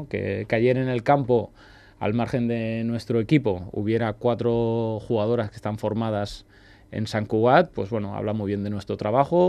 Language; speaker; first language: Spanish; native; Spanish